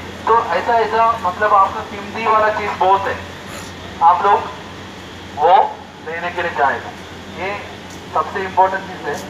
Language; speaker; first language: Hindi; non-native, local second language; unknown